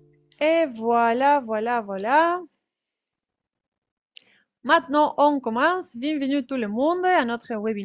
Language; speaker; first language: French; non-native, fluent; Spanish